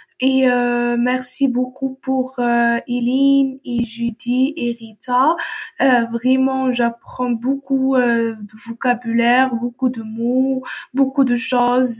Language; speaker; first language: French; non-native, learner; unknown